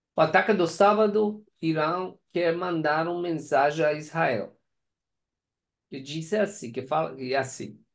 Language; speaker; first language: Portuguese; non-native, learner; Persian